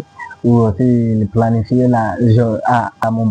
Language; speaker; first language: French; non-native, learner; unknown